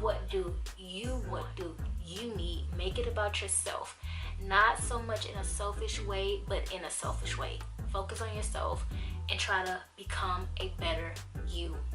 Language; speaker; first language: English; native; English